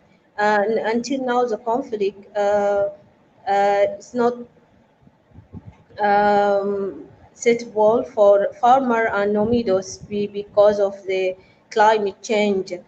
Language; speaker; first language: English; non-native, fluent; Arabic